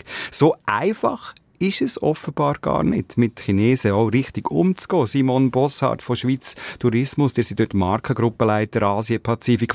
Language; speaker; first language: German; native; German